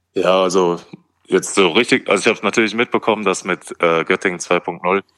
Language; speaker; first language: German; native; German